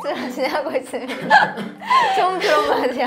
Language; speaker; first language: Korean; non-native, fluent; Japanese